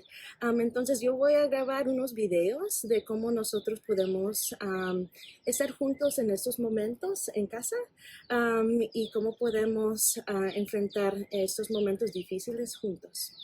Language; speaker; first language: Spanish; non-native, fluent; English